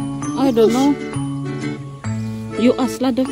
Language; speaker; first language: English; non-native, local second language; Malay